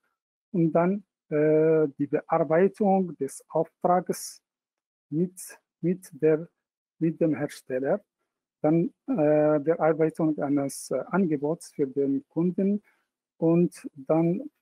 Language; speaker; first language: German; non-native, fluent; Arabic